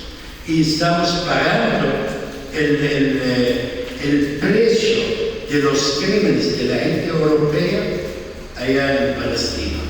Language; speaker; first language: Spanish; non-native, fluent; Arabic